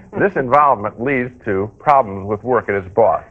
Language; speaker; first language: English; native; English